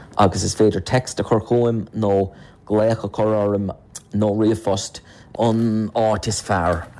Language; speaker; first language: Irish; native; Irish